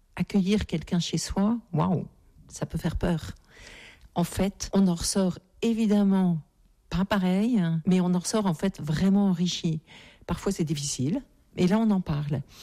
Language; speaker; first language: French; native; French